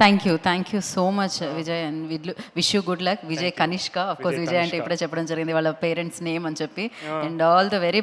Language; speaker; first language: Telugu; native; Telugu